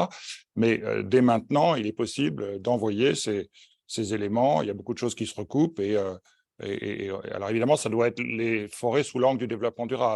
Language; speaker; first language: French; native; French